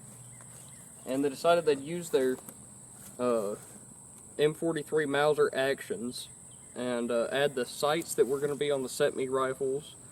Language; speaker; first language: English; native; English